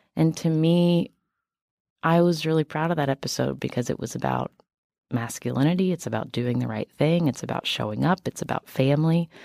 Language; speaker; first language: English; native; English